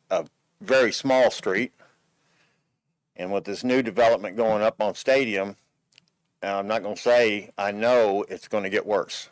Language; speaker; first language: English; native; English